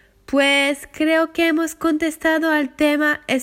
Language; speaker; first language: Spanish; non-native, learner; French